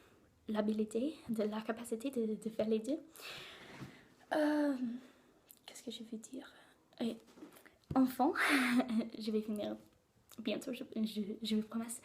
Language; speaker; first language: French; non-native, learner; English